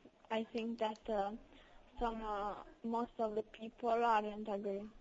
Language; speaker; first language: English; non-native, learner; Italian